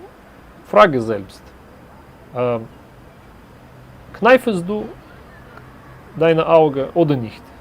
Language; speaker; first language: German; non-native, learner; Russian